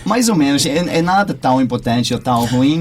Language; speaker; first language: Portuguese; non-native, fluent; English